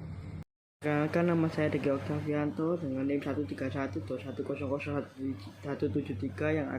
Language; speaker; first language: Indonesian; native; Indonesian